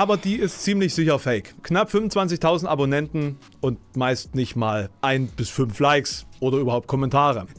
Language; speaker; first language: German; native; German